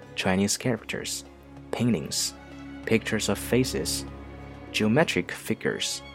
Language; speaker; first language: English; non-native, fluent; Chinese